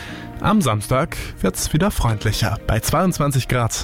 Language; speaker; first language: German; native; German